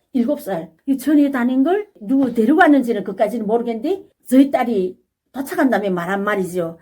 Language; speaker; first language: Korean; native; Korean